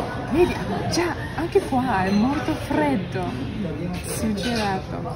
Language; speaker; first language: Italian; non-native, learner; Japanese